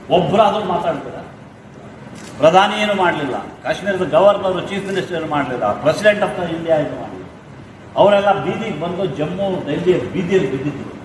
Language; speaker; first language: Kannada; non-native, local second language; Konkani